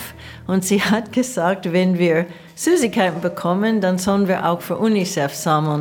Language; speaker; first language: German; non-native, fluent; English